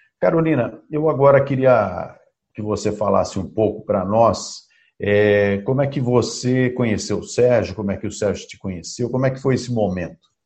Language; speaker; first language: Portuguese; native; Portuguese